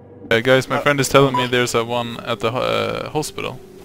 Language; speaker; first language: English; non-native, fluent; Swedish